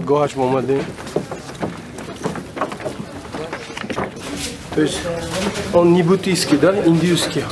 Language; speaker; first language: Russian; non-native, local second language; Tajik